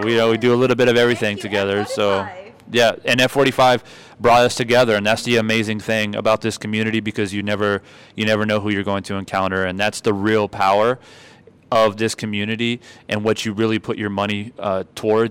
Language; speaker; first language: English; native; English